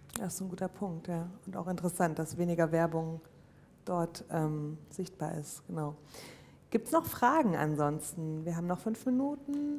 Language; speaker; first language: German; native; German